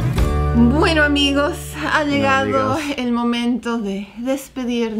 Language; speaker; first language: Spanish; native; Spanish